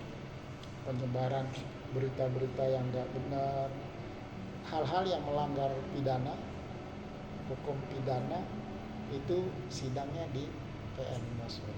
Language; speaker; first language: Indonesian; native; Indonesian